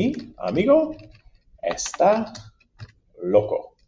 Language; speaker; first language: Spanish; non-native, fluent; English